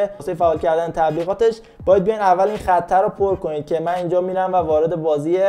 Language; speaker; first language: Persian; native; Persian